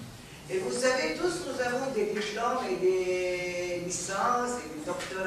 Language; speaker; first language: French; non-native, fluent; Arabic